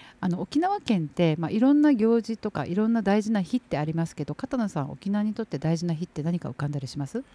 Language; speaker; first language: Japanese; native; Japanese